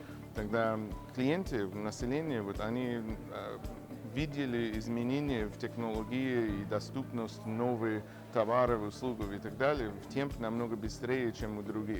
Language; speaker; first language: Russian; non-native, fluent; English